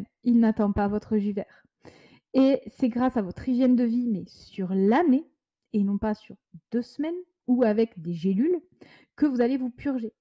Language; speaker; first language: French; native; French